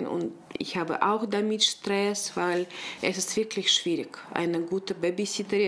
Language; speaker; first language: German; non-native, local second language; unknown